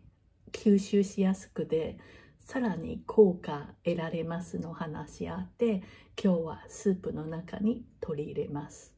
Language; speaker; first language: Japanese; non-native, learner; Chinese